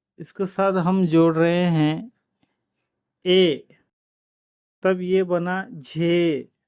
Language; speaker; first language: Urdu; native; Urdu